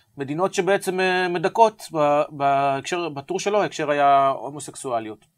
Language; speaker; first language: Hebrew; native; Hebrew